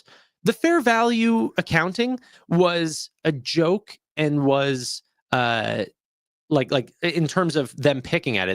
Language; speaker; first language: English; native; English